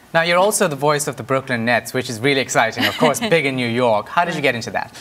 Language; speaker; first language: English; native; English